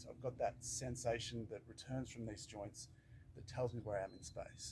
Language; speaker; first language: English; native; English